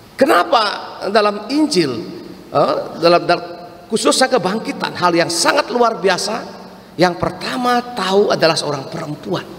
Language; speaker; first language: Indonesian; non-native, local second language; Balinese